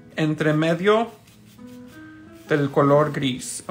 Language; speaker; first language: Spanish; early bilingual, heritage; Spanish